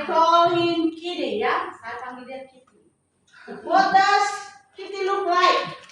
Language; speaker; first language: English; non-native, fluent; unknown